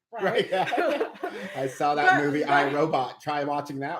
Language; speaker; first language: English; native; English